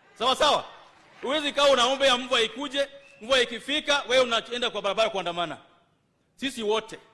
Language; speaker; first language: Swahili; non-native, local second language; Luo (Kenya and Tanzania)